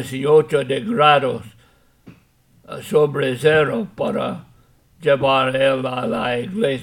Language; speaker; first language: Spanish; non-native, fluent; English